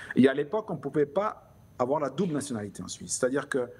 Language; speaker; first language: French; native; French